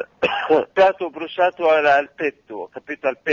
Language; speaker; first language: Italian; non-native, local second language; Arabic